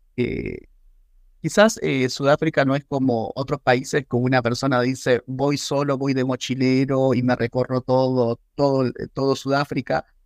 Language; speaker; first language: Spanish; native; Spanish